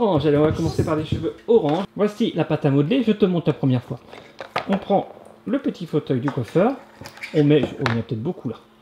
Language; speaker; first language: French; native; French